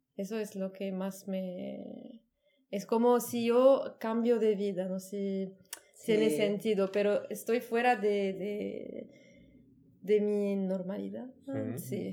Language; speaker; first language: Spanish; non-native, learner; Arabic